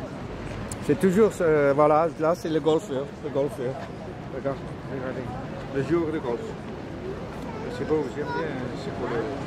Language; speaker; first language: French; non-native, learner; Dutch